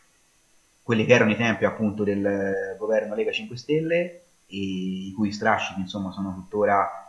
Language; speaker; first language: Italian; native; Italian